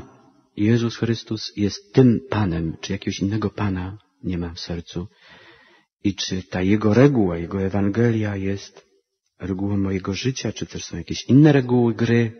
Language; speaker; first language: Polish; native; Polish